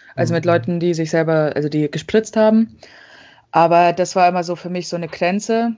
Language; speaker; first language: German; native; German